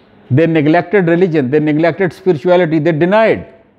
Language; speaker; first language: English; non-native, local second language; Urdu